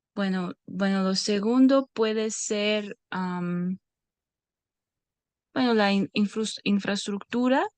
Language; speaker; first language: Spanish; non-native, fluent; Russian